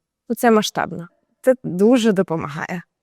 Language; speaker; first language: Ukrainian; native; Ukrainian